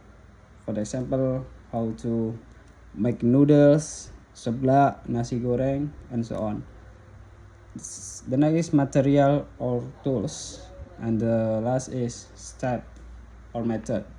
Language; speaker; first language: English; non-native, learner; Indonesian